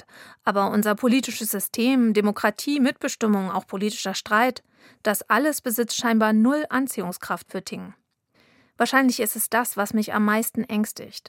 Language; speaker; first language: German; native; German